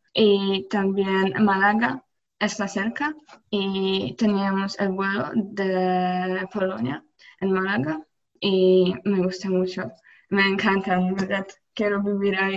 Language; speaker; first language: Spanish; non-native, learner; Polish